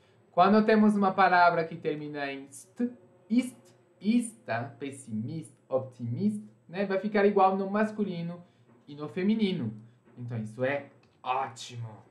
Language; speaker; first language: Portuguese; non-native, fluent; French